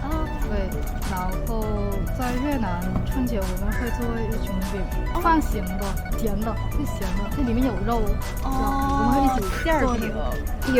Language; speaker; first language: Chinese; non-native, fluent; Vietnamese